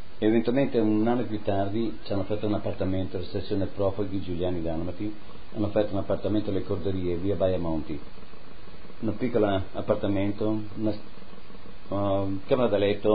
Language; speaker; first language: Italian; native; Italian